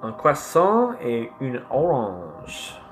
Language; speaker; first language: French; non-native, learner; English